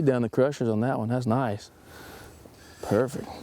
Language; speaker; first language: English; native; English